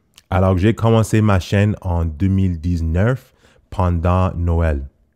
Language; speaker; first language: French; non-native, fluent; English